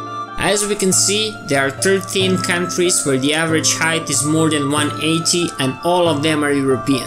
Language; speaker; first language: English; non-native, fluent; Serbian